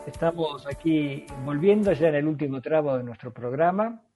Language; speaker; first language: Spanish; native; Spanish